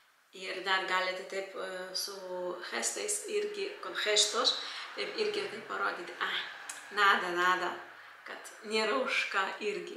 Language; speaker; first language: Lithuanian; non-native, local second language; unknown